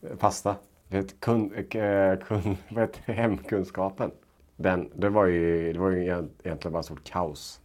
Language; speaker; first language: Swedish; native; Swedish